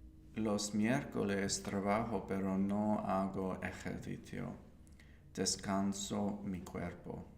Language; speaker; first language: Spanish; non-native, learner; English